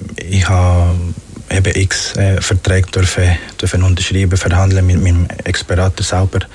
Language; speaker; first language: German; early bilingual, other home language; Spanish